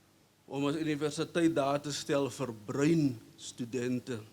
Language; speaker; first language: Afrikaans; native; Afrikaans